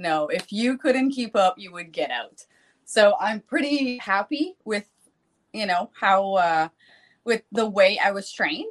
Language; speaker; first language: English; non-native, fluent; French